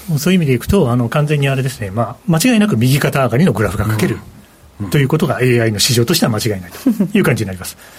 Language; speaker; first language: Japanese; native; Japanese